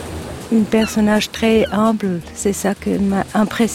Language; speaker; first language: French; non-native, learner; Italian